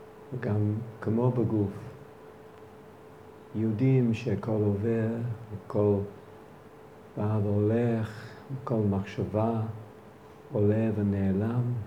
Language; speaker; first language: Hebrew; non-native, fluent; English